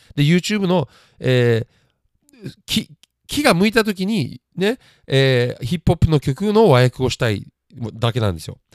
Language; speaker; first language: Japanese; native; Japanese